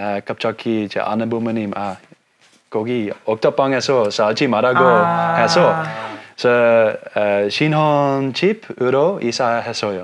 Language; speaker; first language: Korean; non-native, learner; Dutch